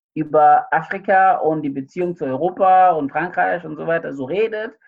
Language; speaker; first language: German; non-native, fluent; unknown